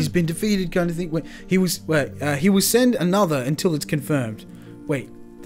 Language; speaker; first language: English; native; English